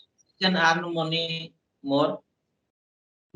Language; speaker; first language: English; non-native, learner; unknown